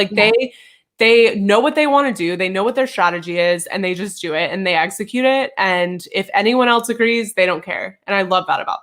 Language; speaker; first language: English; native; English